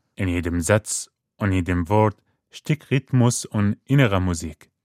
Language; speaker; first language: German; non-native, fluent; Arabic